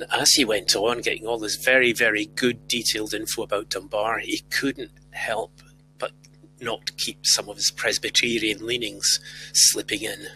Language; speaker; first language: English; native; English